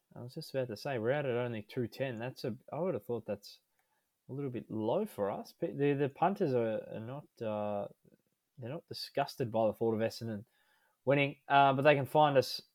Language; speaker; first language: English; native; English